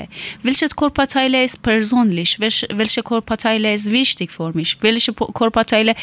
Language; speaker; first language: German; non-native, learner; Persian